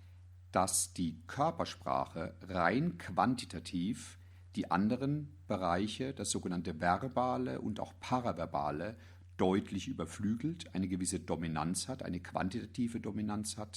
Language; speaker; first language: German; native; German